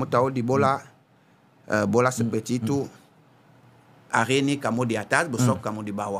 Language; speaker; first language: Indonesian; non-native, learner; Japanese